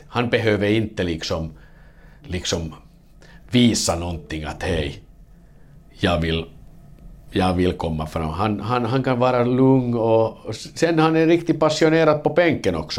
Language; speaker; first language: Swedish; non-native, fluent; Finnish